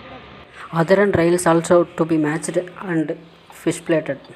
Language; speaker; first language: English; non-native, local second language; Tamil